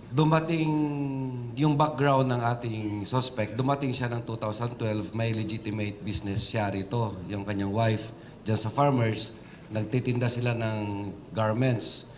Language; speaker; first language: Filipino; native; Filipino